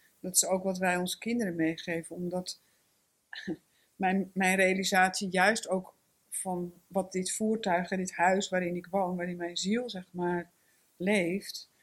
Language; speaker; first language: Dutch; native; Dutch